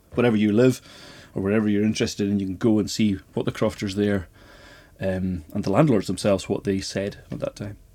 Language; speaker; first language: English; native; English